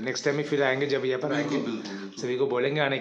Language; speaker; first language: Hindi; non-native, local second language; Bangla